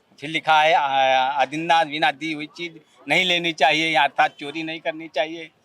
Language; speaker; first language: Hindi; native; Hindi